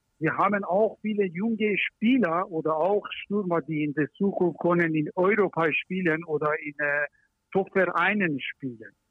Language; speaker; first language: German; non-native, learner; Persian